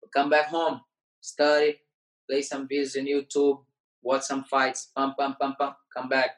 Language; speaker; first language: English; non-native, learner; Portuguese